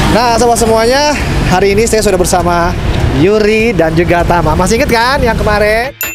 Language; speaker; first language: Indonesian; native; Indonesian